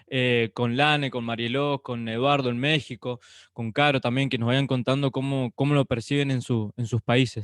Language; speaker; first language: Spanish; native; Spanish